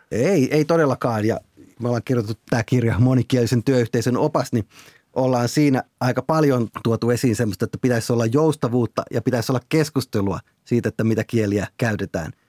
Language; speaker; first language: Finnish; native; Finnish